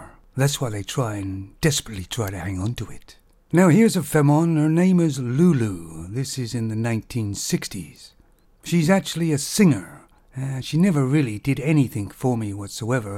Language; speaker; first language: English; native; English